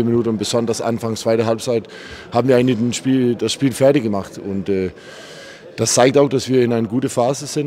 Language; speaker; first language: German; non-native, fluent; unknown